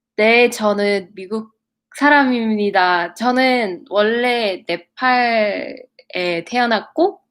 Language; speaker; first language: Korean; non-native, learner; English